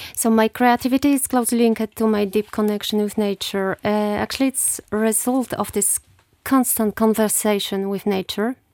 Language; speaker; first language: English; non-native, fluent; Polish